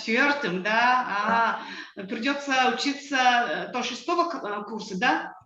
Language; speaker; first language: Russian; non-native, fluent; Mongolian